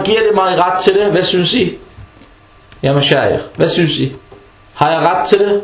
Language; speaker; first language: Danish; early bilingual, other home language; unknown